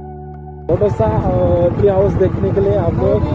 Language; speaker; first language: Hindi; non-native, local second language; Bodo